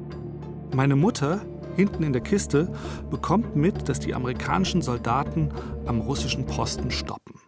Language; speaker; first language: German; native; German